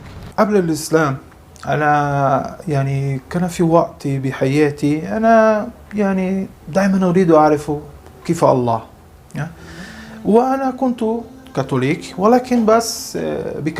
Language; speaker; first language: Arabic; non-native, learner; Portuguese